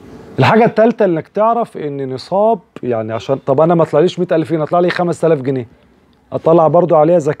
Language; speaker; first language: Arabic; native; Arabic